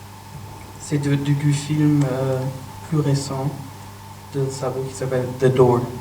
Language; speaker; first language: French; non-native, fluent; German